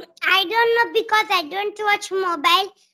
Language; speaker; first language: English; non-native, learner; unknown